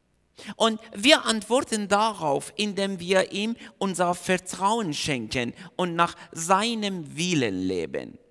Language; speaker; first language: German; non-native, fluent; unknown